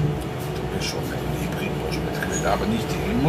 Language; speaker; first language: German; non-native, learner; Dutch